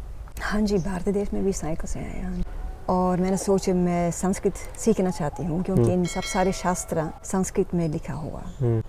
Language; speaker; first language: Hindi; non-native, learner; Dutch